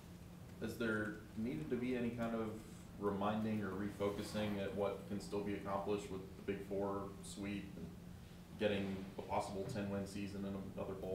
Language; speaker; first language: English; native; English